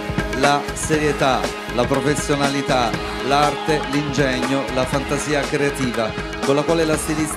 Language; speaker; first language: Italian; native; Italian